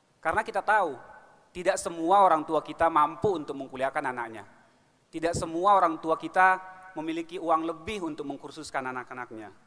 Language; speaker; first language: Indonesian; native; Indonesian